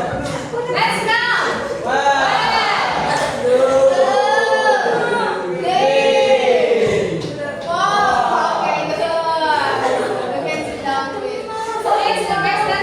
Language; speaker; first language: English; non-native, learner; Indonesian